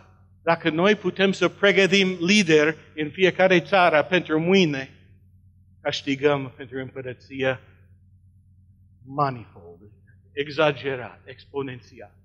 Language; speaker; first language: Romanian; non-native, learner; English